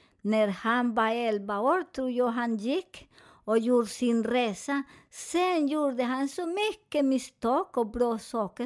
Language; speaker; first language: Swedish; non-native, fluent; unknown